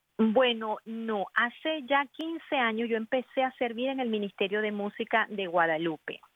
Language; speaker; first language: Spanish; native; Spanish